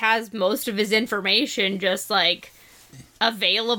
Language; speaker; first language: English; native; English